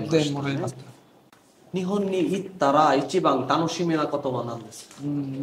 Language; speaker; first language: Japanese; non-native, fluent; Bangla